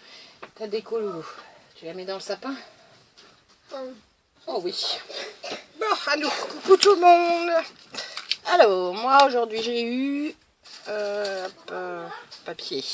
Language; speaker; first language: French; native; French